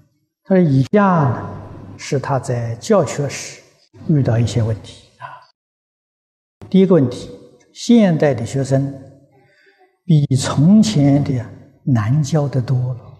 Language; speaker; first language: Chinese; native; Chinese